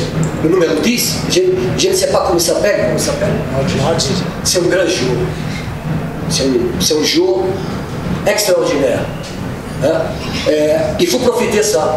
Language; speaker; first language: French; non-native, fluent; Portuguese